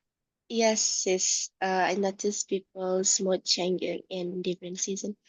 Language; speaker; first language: English; non-native, learner; Indonesian